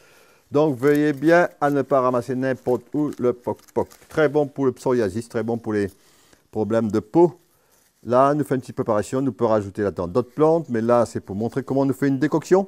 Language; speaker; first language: French; native; French